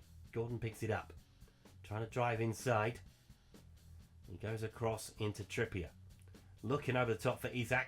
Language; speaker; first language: English; native; English